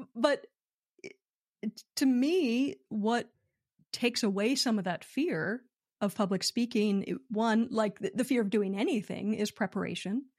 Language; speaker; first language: English; native; English